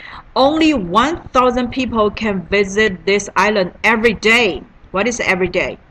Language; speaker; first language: English; non-native, learner; Chinese